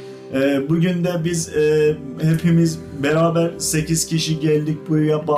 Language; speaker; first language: Turkish; non-native, fluent; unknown